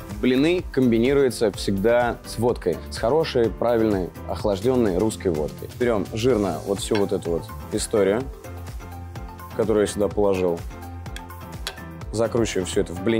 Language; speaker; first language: Russian; native; Russian